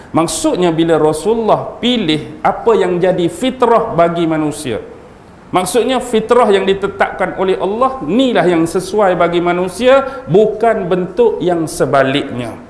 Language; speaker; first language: Malay; native; Malay